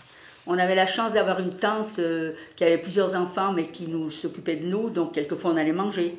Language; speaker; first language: French; native; French